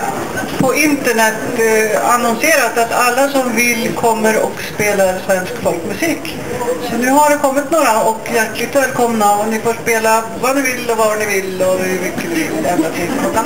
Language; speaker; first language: Swedish; native; Swedish